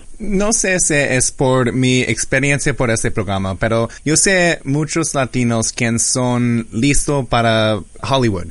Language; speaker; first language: Spanish; early bilingual, heritage; English